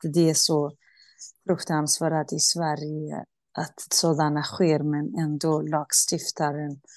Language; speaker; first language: Swedish; non-native, fluent; Central Kurdish